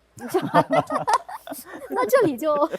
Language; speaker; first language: Chinese; native; Chinese